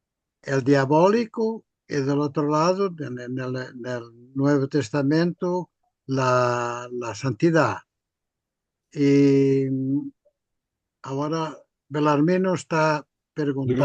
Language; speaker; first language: Spanish; non-native, fluent; Portuguese